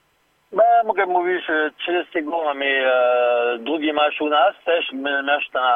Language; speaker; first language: Polish; non-native, learner; French